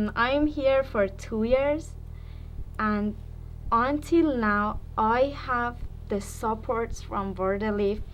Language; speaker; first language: English; non-native, learner; Persian